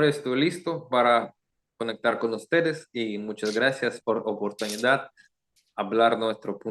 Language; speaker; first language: Spanish; non-native, learner; Russian